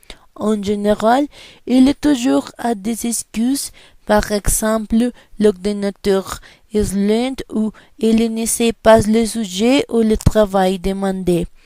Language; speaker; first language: French; non-native, learner; Spanish